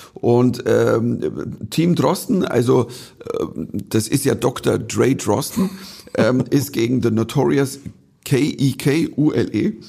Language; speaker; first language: German; native; German